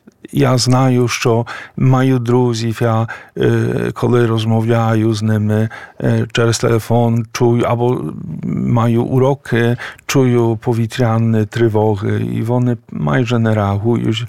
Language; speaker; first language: Ukrainian; non-native, fluent; Polish